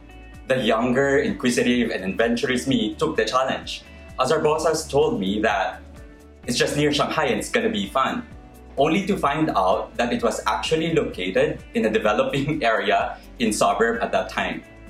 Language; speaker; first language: English; non-native, local second language; Filipino